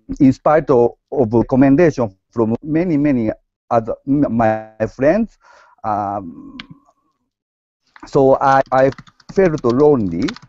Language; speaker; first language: English; non-native, learner; Japanese